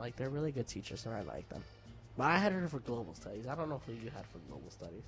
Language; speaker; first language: English; early bilingual, other home language; Spanish